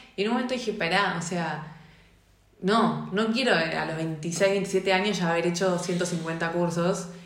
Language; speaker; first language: Spanish; native; Spanish